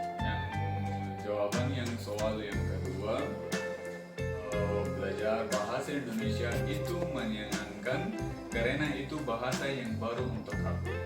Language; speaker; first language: Indonesian; non-native, learner; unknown